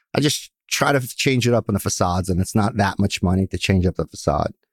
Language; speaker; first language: English; early bilingual, other home language; Russian